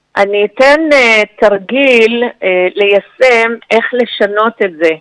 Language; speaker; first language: Hebrew; native; Hebrew